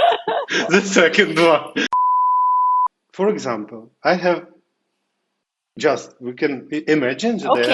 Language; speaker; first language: English; non-native, fluent; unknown